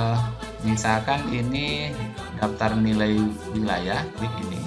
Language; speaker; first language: Indonesian; native; Indonesian